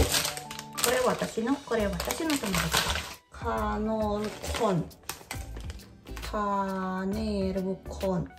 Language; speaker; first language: Japanese; non-native, learner; Indonesian